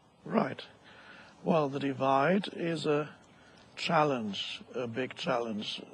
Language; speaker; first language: English; non-native, fluent; German